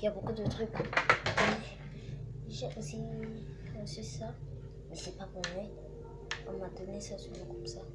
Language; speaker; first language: French; non-native, local second language; Lingala